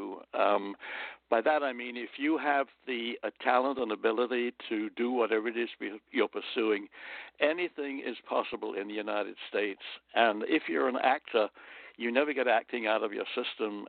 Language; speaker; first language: English; native; English